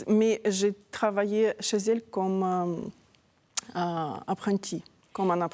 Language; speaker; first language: French; non-native, fluent; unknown